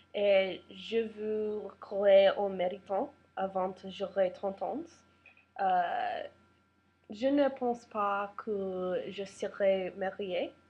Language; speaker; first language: French; non-native, learner; English